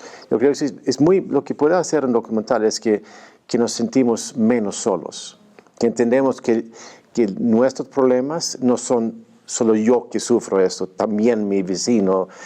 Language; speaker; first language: Spanish; non-native, fluent; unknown